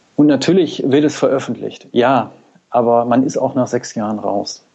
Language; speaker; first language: German; native; German